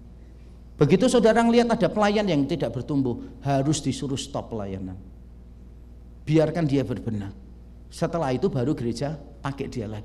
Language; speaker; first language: Indonesian; native; Indonesian